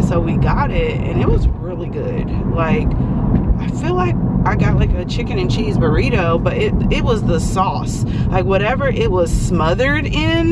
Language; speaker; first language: English; native; English